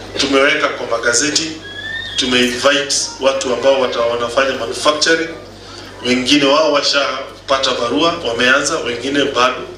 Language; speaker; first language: Swahili; non-native, local second language; Kikuyu